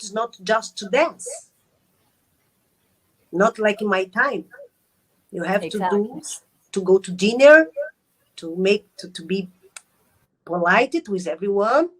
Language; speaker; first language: English; non-native, learner; Arabic